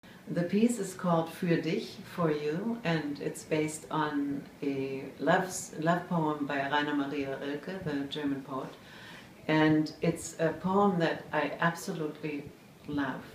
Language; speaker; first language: English; non-native, fluent; German